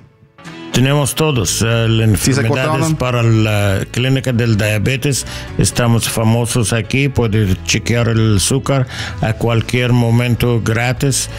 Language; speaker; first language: Spanish; non-native, learner; English